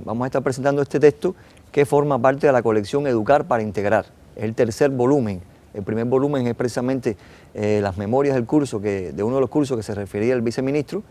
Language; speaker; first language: Spanish; native; Spanish